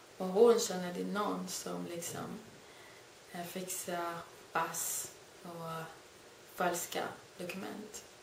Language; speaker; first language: Swedish; non-native, fluent; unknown